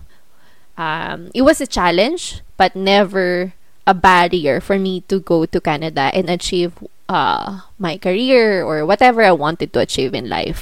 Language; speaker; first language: English; non-native, local second language; Filipino